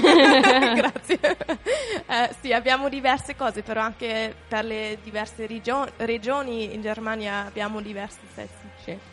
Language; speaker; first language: Italian; non-native, fluent; German